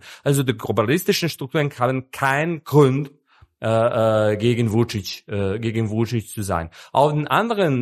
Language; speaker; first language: German; non-native, fluent; Serbian